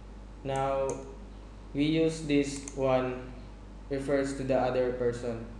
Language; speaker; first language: English; non-native, fluent; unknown